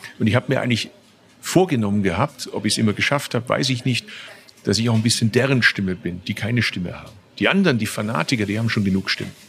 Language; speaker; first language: German; early bilingual, other home language; Turkish